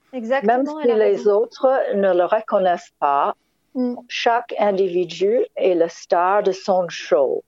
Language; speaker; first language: French; non-native, fluent; English